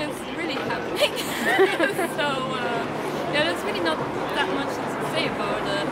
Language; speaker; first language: English; non-native, fluent; Dutch